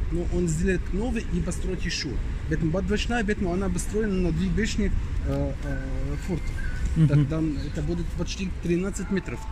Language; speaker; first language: Russian; non-native, learner; Arabic